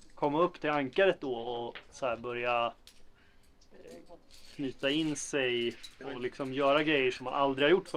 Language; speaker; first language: Swedish; native; Swedish